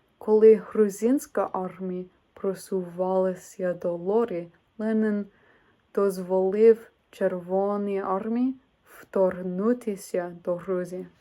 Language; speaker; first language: Ukrainian; non-native, learner; English